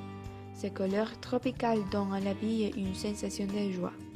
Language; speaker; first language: French; non-native, learner; Spanish